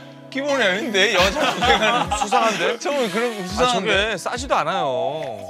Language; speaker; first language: Korean; native; Korean